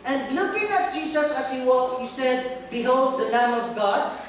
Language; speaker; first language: English; non-native, local second language; Filipino